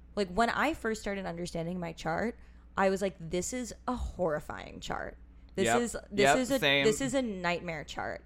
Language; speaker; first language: English; native; English